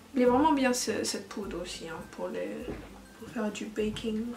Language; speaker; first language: French; early bilingual, heritage; French